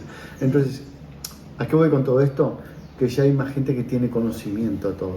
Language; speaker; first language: Spanish; native; Spanish